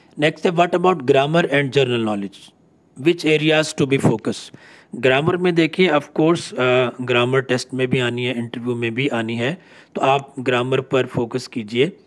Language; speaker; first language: Urdu; non-native, local second language; Punjabi